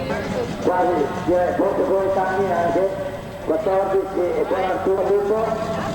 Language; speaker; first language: Italian; native; Italian